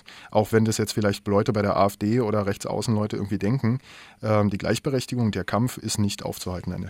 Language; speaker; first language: German; native; German